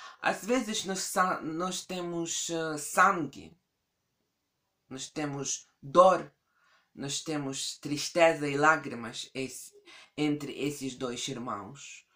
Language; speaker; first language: Portuguese; non-native, fluent; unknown